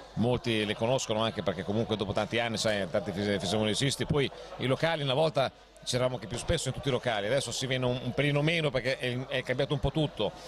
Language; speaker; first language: Italian; native; Italian